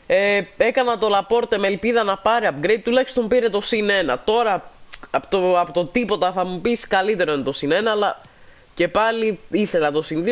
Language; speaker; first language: Greek; native; Greek